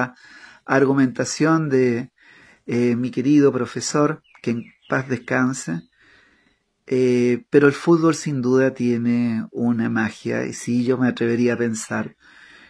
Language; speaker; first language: Spanish; native; Spanish